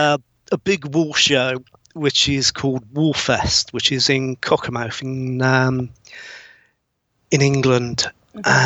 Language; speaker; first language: English; native; English